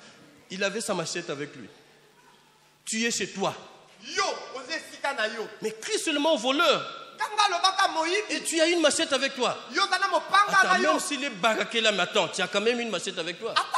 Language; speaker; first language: French; non-native, local second language; Lingala